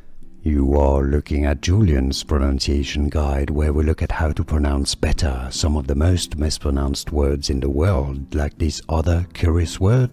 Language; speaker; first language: English; non-native, fluent; French